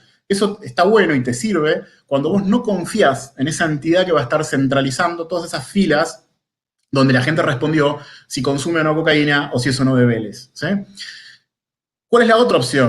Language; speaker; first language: Spanish; native; Spanish